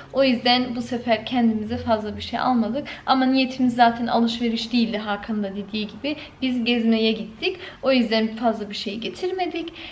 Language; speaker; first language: Turkish; early bilingual, heritage; Turkish